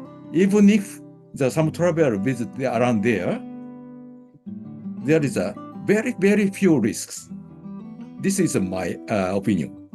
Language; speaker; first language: English; non-native, learner; Japanese